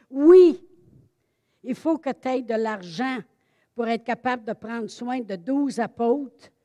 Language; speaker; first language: French; native; French